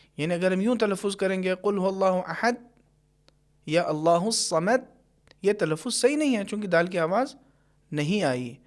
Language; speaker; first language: Urdu; native; Urdu